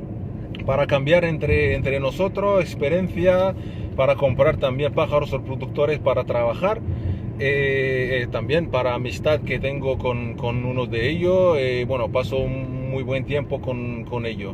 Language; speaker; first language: Spanish; non-native, fluent; Arabic